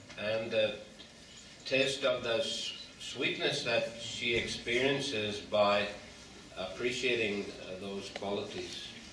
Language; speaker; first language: English; native; English